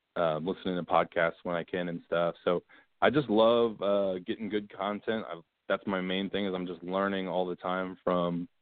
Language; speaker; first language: English; native; English